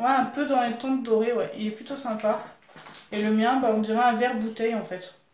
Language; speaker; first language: French; native; French